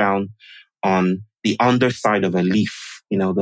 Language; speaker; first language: English; non-native, local second language; Yoruba